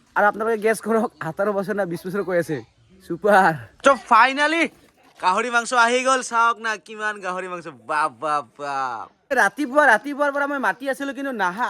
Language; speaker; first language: Assamese; non-native, local second language; Garo